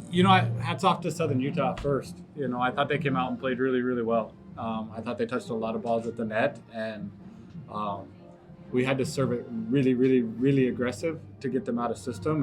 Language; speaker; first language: English; native; English